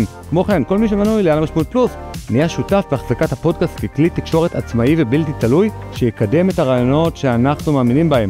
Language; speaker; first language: Hebrew; native; Hebrew